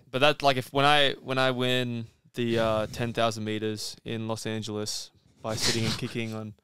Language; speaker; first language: English; native; English